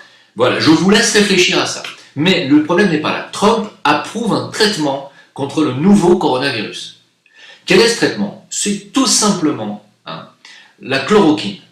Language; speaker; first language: French; native; French